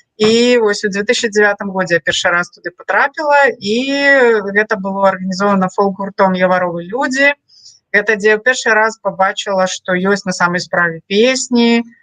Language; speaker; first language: Belarusian; non-native, local second language; Russian